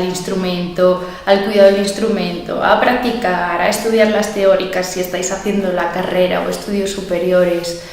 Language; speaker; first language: Spanish; native; Spanish